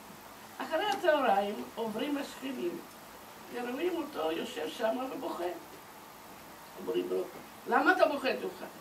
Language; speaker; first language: Hebrew; non-native, fluent; Turkish